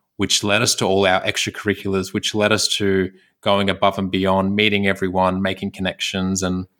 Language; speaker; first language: English; native; English